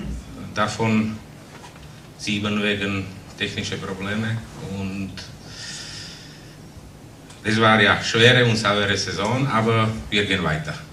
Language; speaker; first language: German; non-native, fluent; Slovak